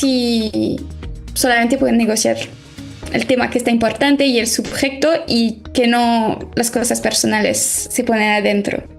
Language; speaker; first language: Spanish; non-native, fluent; French